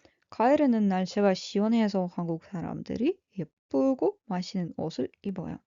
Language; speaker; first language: Korean; non-native, fluent; Russian